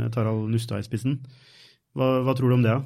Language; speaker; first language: Norwegian; native; Norwegian